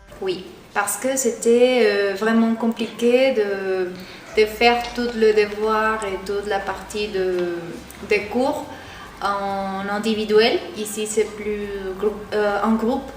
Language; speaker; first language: French; non-native, learner; Spanish